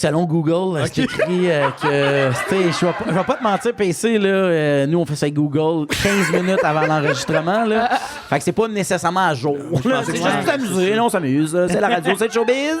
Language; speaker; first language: French; native; French